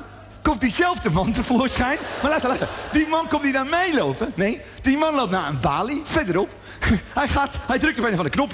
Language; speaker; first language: Dutch; native; Dutch